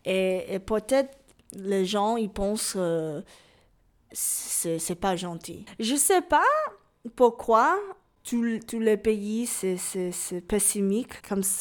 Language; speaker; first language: French; non-native, learner; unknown